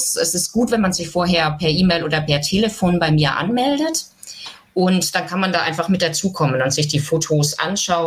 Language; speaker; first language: German; native; German